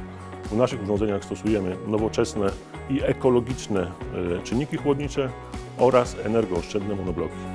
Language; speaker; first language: Polish; native; Polish